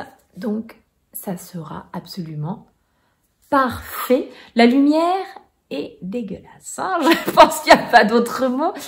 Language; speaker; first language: French; native; French